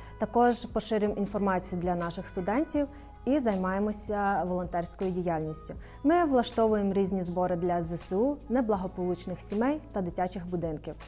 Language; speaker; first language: Ukrainian; native; Ukrainian